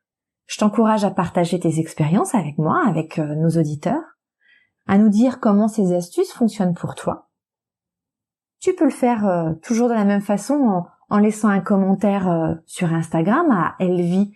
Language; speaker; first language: French; native; French